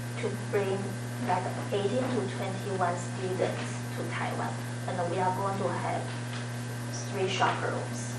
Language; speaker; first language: English; non-native, learner; Chinese